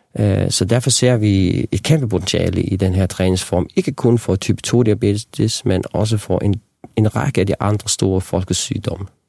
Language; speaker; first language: Danish; non-native, local second language; Faroese